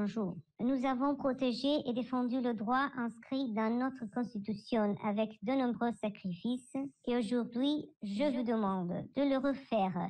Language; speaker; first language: French; non-native, learner; Italian